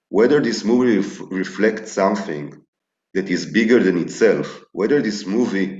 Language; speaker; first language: English; non-native, fluent; Hebrew